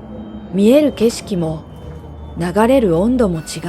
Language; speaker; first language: Japanese; native; Japanese